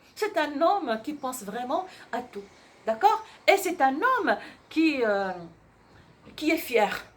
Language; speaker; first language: French; non-native, local second language; Arabic